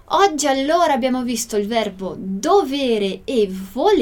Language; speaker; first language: Italian; non-native, fluent; Portuguese